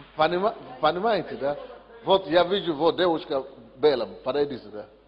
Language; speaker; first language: Russian; non-native, fluent; Yoruba